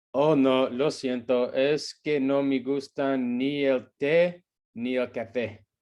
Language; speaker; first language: Spanish; non-native, learner; English